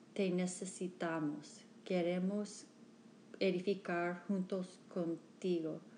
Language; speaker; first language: Spanish; non-native, learner; English